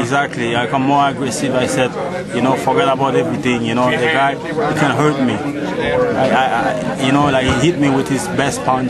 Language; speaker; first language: English; non-native, fluent; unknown